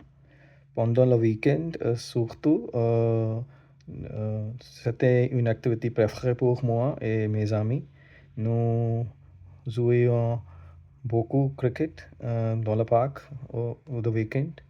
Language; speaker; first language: French; non-native, learner; Hindi